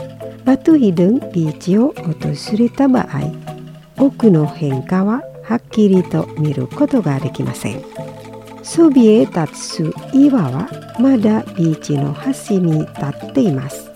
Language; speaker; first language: Japanese; non-native, fluent; Indonesian